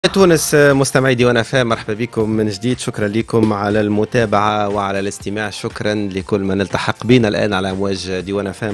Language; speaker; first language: Arabic; native; Arabic